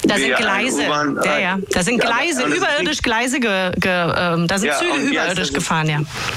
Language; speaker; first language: German; native; German